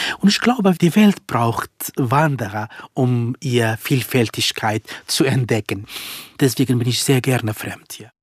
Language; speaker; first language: German; non-native, fluent; Kurdish